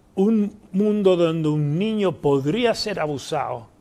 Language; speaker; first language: Spanish; early bilingual, heritage; Spanish